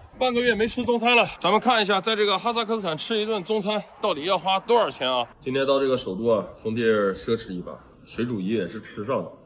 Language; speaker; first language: Chinese; native; Chinese